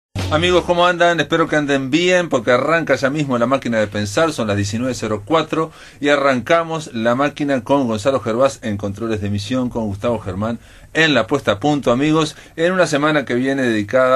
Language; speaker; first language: Spanish; native; Spanish